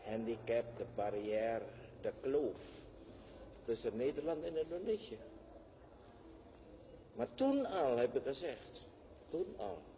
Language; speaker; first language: Dutch; non-native, fluent; Indonesian